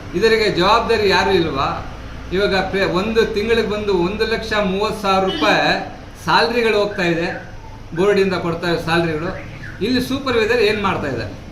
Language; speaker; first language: Kannada; non-native, local second language; Urdu